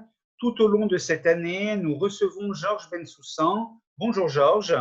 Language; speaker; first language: French; native; French